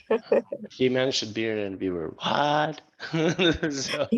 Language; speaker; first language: English; non-native, fluent; Serbian